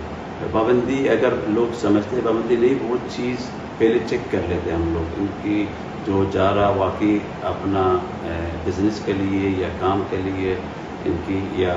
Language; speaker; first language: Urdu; non-native, fluent; Arabic